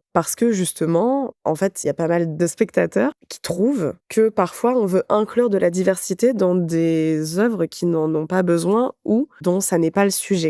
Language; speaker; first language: French; native; French